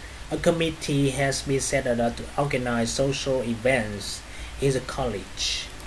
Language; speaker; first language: English; non-native, fluent; Vietnamese